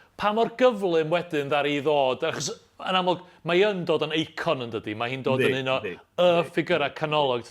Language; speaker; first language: Welsh; native; Welsh